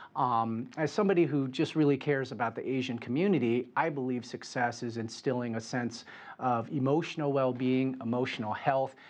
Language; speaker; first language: English; native; English